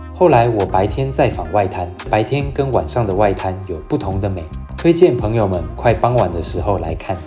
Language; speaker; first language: Chinese; native; Chinese